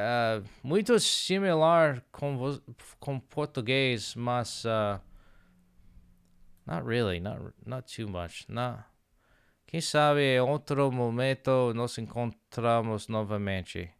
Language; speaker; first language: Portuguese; non-native, learner; English